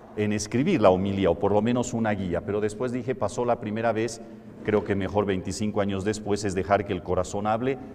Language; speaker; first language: Spanish; native; Spanish